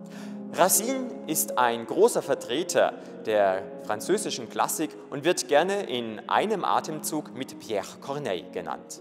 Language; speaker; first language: German; native; German